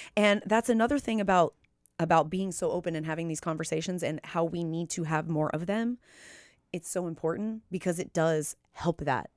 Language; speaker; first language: English; native; English